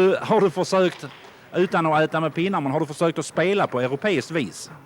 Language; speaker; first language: Swedish; native; Swedish